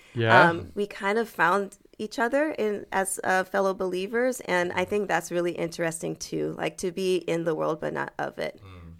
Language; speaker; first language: English; early bilingual, other home language; French